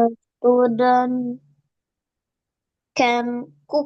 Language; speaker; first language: English; non-native, learner; Indonesian